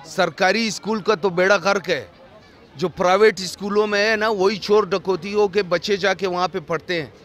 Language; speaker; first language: Urdu; non-native, fluent; Persian